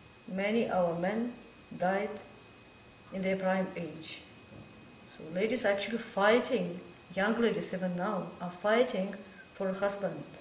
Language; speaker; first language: English; non-native, fluent; Russian